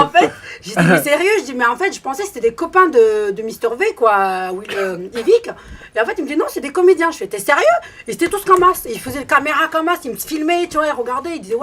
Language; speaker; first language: French; native; French